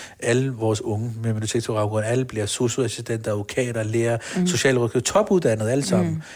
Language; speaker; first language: Danish; early bilingual, other home language; Urdu